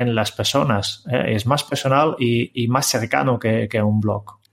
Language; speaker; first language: Spanish; non-native, fluent; Dutch